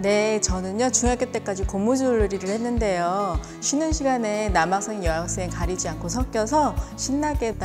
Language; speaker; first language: Korean; native; Korean